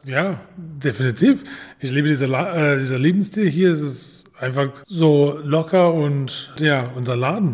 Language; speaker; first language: German; non-native, fluent; English